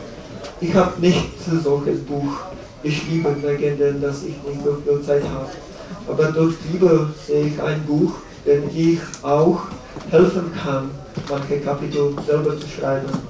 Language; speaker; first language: German; non-native, learner; Czech